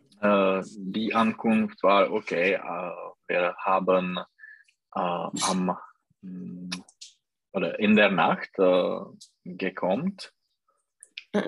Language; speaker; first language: German; non-native, learner; Czech